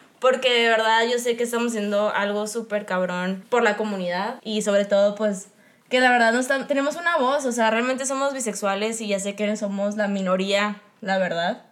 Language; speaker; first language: Spanish; native; Spanish